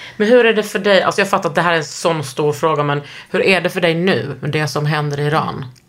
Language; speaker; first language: Swedish; native; Swedish